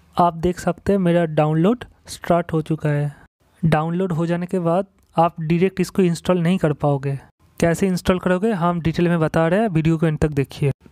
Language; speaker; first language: Hindi; non-native, local second language; Bangla